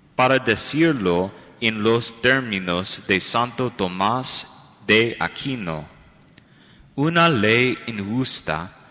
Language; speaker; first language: Spanish; non-native, fluent; English